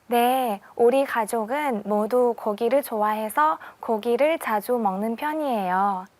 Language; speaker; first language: Korean; non-native, learner; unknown